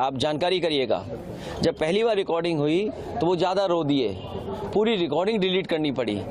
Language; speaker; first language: Hindi; native; Hindi